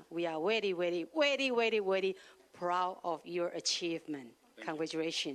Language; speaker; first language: English; non-native, learner; Chinese